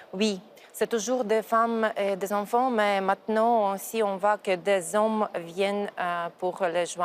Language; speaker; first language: French; non-native, fluent; Ukrainian